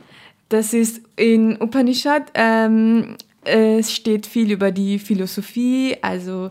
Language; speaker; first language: German; non-native, fluent; Nepali